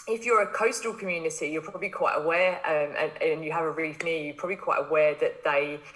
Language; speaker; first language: English; native; English